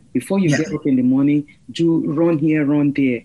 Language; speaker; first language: English; non-native, local second language; Yoruba